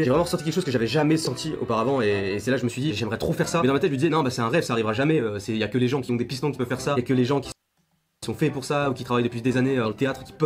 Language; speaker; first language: French; native; French